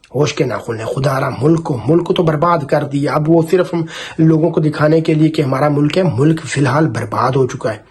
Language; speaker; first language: Urdu; non-native, local second language; Punjabi